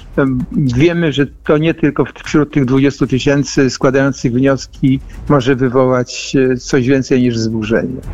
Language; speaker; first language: Polish; native; Polish